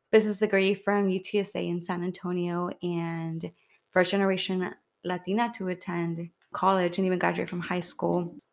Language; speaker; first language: English; early bilingual, other home language; Spanish